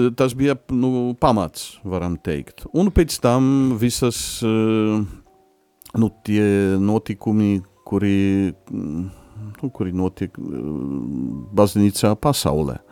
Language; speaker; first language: Latvian; non-native, fluent; Polish